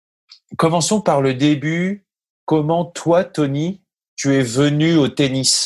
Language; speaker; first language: French; native; French